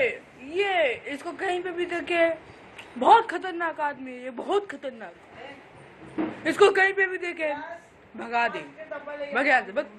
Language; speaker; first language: Hindi; native; Hindi